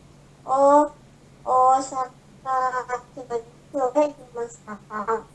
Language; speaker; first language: Japanese; non-native, learner; Indonesian